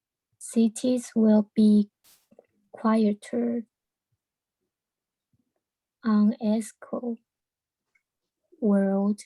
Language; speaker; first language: English; non-native, learner; Chinese